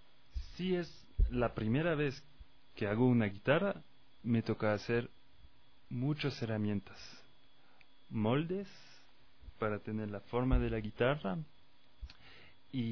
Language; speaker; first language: Spanish; non-native, fluent; French